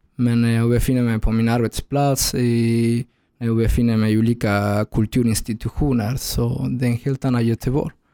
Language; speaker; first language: Swedish; non-native, fluent; Spanish